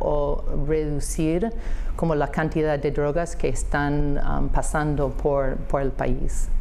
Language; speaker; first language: Spanish; non-native, fluent; English